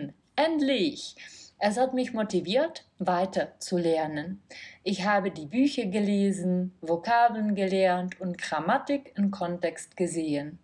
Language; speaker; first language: German; non-native, fluent; Czech